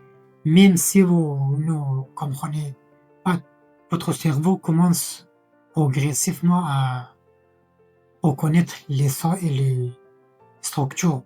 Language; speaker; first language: French; non-native, fluent; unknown